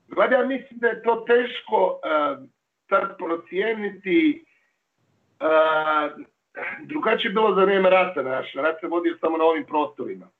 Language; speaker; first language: Croatian; native; Croatian